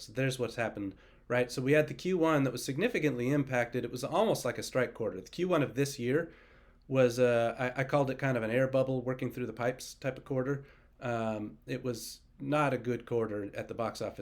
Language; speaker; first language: English; native; English